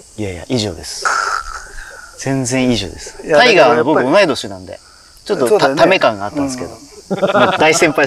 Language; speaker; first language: Japanese; native; Japanese